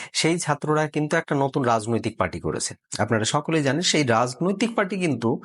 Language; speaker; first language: Bangla; native; Bangla